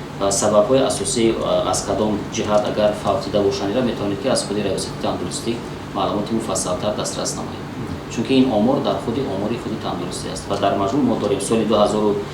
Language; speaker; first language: Tajik; native; Tajik